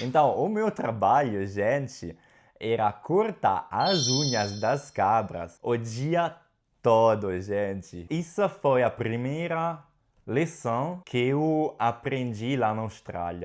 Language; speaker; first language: Portuguese; non-native, fluent; Italian